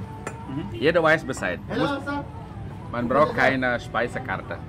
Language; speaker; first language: German; non-native, fluent; Balinese